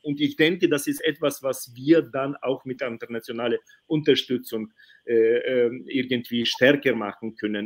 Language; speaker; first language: German; non-native, fluent; Ukrainian